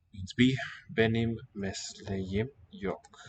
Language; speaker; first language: Turkish; non-native, learner; English